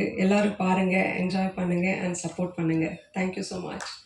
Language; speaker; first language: Tamil; non-native, fluent; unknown